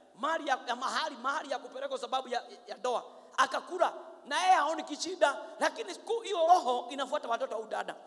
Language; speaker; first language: Swahili; non-native, local second language; Kikuyu